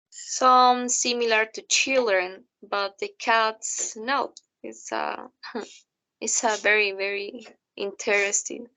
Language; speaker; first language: English; non-native, learner; Spanish